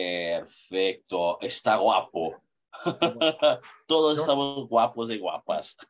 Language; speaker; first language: Spanish; non-native, fluent; Portuguese